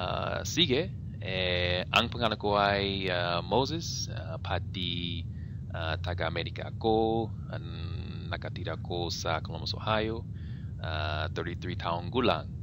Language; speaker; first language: Filipino; non-native, learner; English